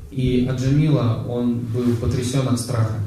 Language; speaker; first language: Russian; native; Russian